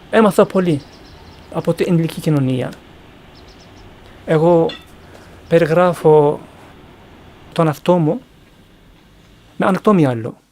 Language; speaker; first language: Greek; non-native, learner; Turkish